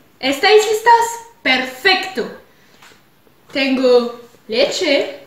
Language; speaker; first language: Spanish; non-native, learner; French